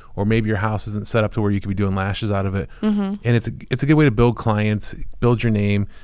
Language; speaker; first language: English; native; English